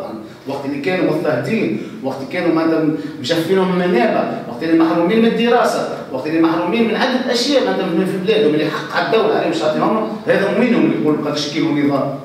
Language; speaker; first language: Arabic; native; Arabic